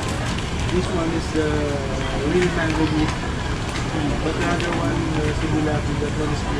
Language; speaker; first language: English; non-native, learner; Sinhala